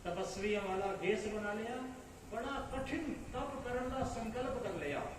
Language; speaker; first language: Hindi; non-native, local second language; Punjabi